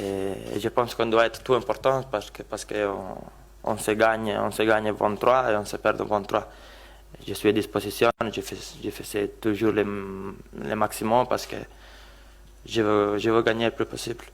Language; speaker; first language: French; non-native, learner; Italian